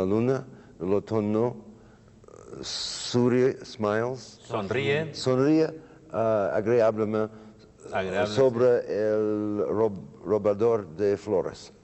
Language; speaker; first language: Spanish; non-native, learner; English